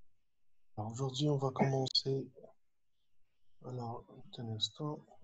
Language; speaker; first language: French; non-native, fluent; Arabic